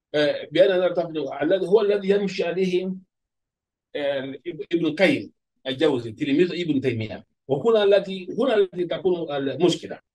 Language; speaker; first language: Arabic; non-native, fluent; Urdu